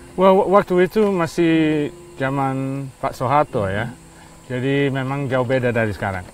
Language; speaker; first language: Indonesian; non-native, fluent; English